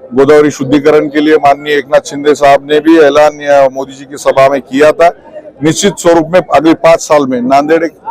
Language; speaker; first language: Hindi; non-native, local second language; Marathi